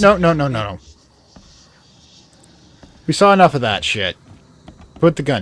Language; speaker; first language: English; native; English